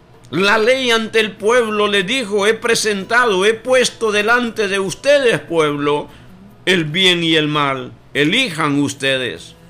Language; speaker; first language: Spanish; native; Spanish